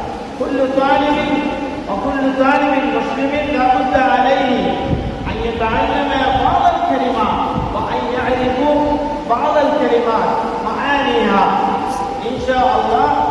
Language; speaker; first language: Arabic; non-native, learner; Tamil